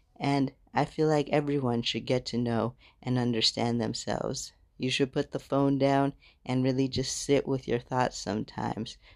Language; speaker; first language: English; native; English